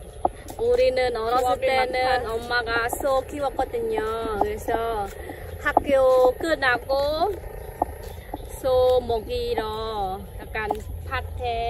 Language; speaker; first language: Korean; non-native, fluent; Khmer